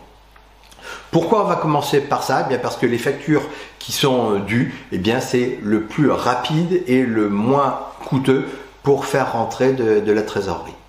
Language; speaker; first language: French; native; French